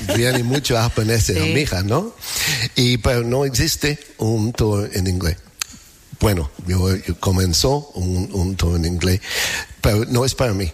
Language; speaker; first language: Spanish; non-native, learner; English